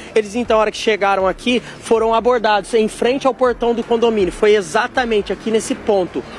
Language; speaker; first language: Portuguese; native; Portuguese